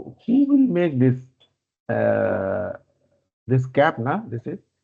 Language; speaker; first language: English; non-native, learner; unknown